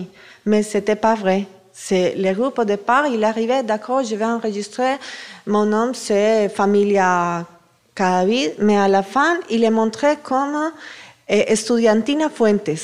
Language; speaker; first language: French; non-native, fluent; Spanish